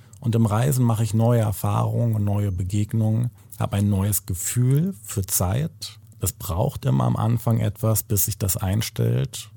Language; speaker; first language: German; native; German